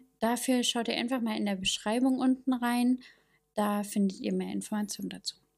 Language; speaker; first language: German; native; German